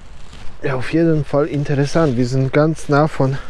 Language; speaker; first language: German; non-native, learner; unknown